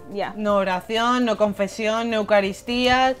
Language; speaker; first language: Spanish; native; Spanish